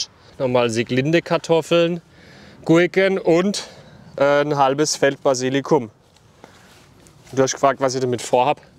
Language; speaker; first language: German; native; German